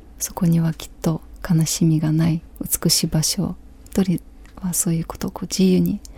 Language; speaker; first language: Japanese; non-native, fluent; Ukrainian